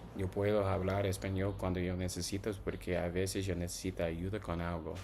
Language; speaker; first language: Spanish; non-native, learner; English